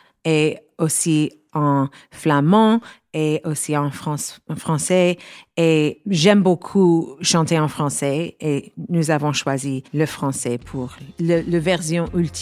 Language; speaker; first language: French; non-native, learner; English